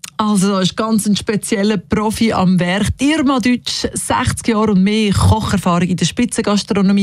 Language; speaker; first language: German; native; German